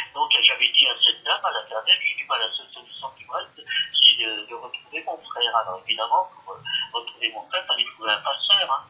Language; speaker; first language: French; early bilingual, other home language; Yiddish